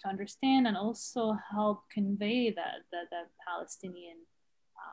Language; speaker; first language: English; non-native, fluent; Arabic